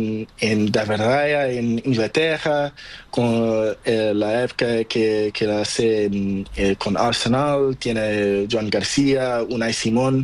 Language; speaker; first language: Spanish; non-native, learner; Portuguese